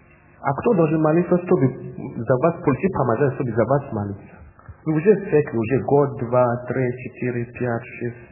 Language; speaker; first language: Russian; non-native, learner; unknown